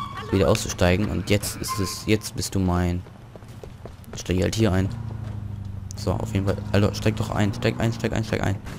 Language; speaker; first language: German; native; German